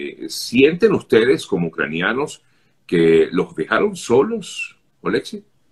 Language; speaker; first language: Spanish; native; Spanish